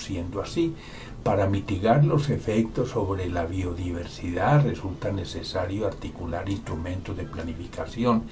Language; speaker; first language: Spanish; native; Spanish